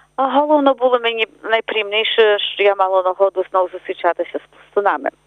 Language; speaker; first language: Ukrainian; early bilingual, heritage; Ukrainian